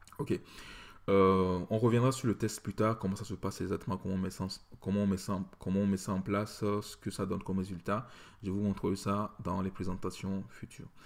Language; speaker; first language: French; native; French